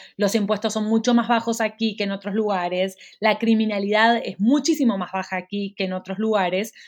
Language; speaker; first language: Spanish; native; Spanish